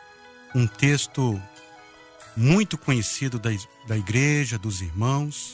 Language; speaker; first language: Portuguese; native; Portuguese